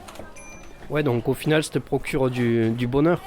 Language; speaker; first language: French; native; French